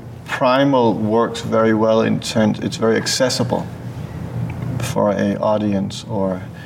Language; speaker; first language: English; early bilingual, other home language; Danish